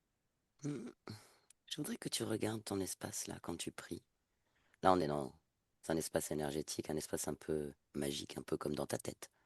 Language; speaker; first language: French; native; French